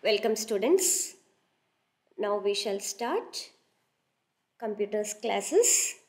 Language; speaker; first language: English; non-native, local second language; Tamil